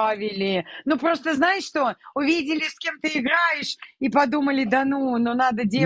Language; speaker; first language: Russian; native; Russian